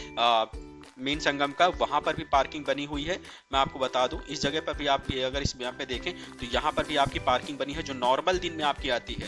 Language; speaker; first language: Hindi; native; Hindi